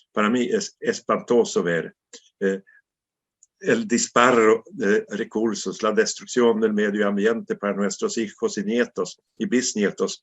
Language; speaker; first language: Spanish; non-native, fluent; Swedish